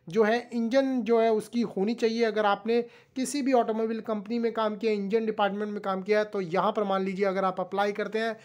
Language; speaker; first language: Hindi; native; Hindi